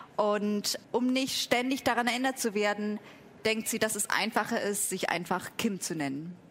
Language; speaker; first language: German; early bilingual, other home language; Vietnamese